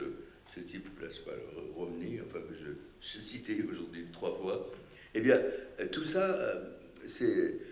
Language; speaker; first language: French; non-native, fluent; Persian